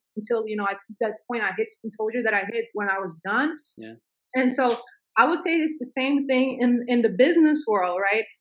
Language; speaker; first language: English; early bilingual, other home language; Swedish